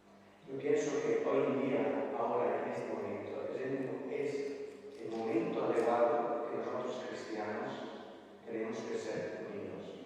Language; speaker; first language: Spanish; non-native, fluent; Italian